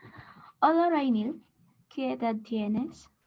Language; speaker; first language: Spanish; non-native, learner; Filipino